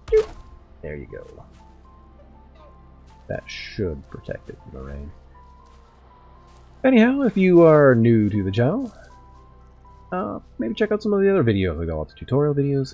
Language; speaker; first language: English; native; English